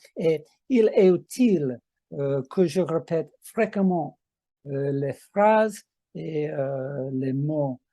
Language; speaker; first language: French; non-native, fluent; English